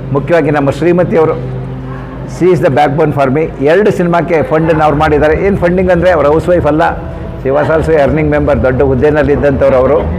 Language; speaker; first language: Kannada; non-native, local second language; Konkani